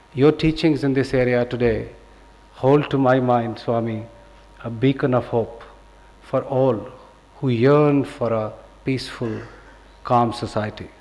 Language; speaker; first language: English; non-native, local second language; Punjabi